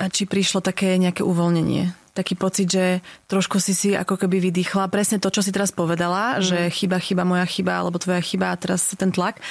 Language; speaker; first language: Slovak; native; Slovak